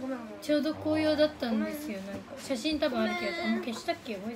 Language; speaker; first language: Japanese; native; Japanese